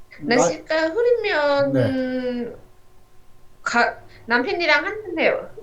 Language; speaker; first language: Korean; non-native, learner; Vietnamese